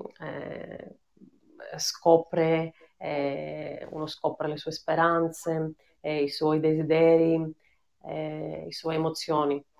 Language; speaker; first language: Italian; non-native, fluent; Greek